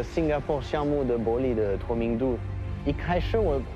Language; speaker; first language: Chinese; non-native, fluent; French